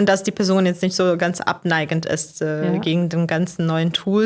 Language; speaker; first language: German; non-native, fluent; Croatian